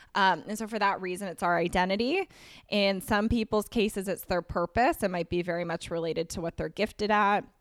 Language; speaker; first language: English; native; English